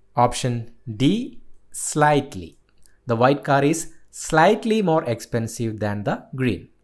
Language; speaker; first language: English; non-native, local second language; Malayalam